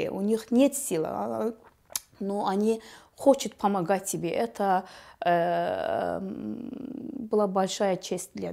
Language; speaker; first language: Russian; non-native, learner; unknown